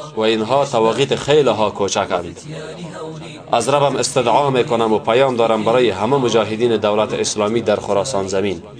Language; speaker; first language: Persian; native; Persian